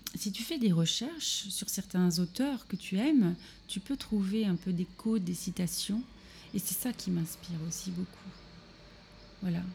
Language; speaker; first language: French; native; French